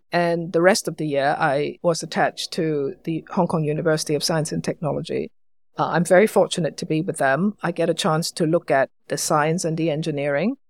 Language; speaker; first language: English; non-native, local second language; Cantonese